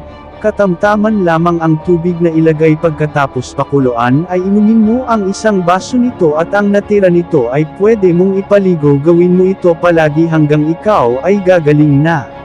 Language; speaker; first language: Filipino; native; Filipino